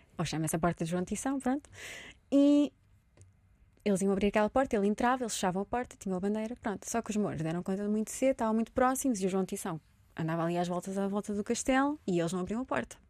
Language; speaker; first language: Portuguese; native; Portuguese